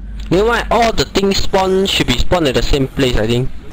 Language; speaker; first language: English; non-native, local second language; Chinese